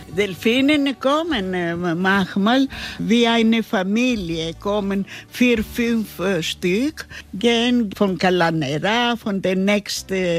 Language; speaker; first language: German; non-native, learner; Greek